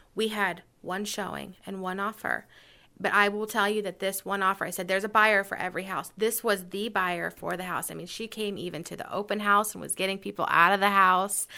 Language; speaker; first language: English; native; English